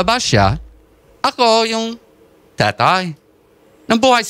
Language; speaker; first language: Filipino; non-native, learner; English